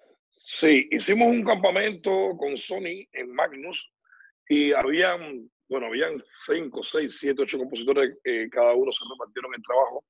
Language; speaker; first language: Spanish; native; Spanish